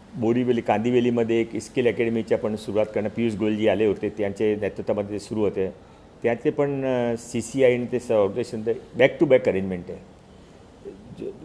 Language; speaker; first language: Marathi; non-native, local second language; Hindi